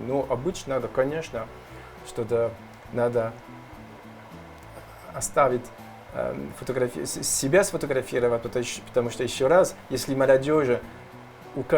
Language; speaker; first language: Russian; non-native, learner; French